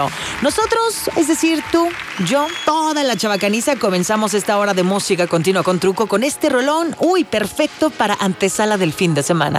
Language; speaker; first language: Spanish; native; Spanish